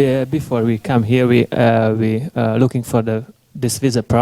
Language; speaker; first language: English; non-native, learner; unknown